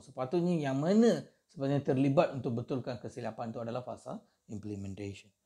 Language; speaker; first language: Malay; non-native, local second language; Tamil